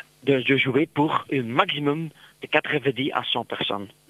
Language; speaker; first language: French; non-native, local second language; Dutch